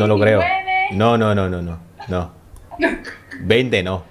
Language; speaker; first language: Spanish; non-native, learner; Indonesian